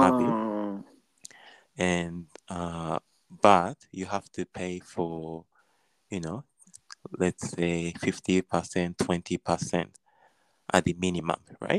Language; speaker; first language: English; non-native, learner; Japanese